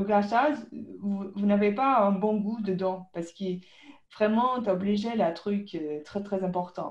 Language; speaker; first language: French; non-native, fluent; English